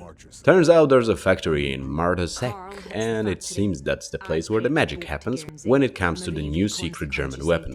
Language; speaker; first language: English; non-native, fluent; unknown